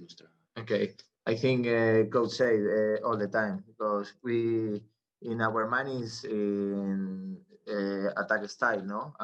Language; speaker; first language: English; non-native, learner; Spanish